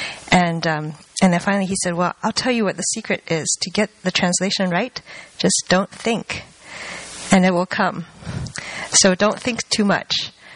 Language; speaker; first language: English; early bilingual, other home language; Chinese